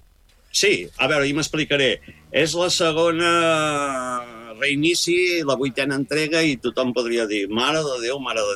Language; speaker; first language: Catalan; native; Catalan